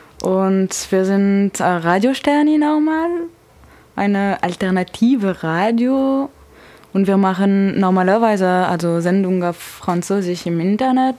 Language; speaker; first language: German; non-native, learner; French